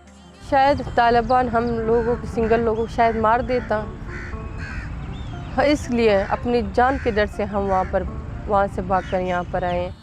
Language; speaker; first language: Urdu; non-native, fluent; Persian